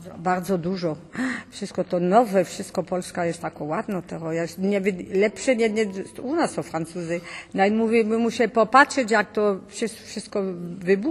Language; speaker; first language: Polish; early bilingual, heritage; Polish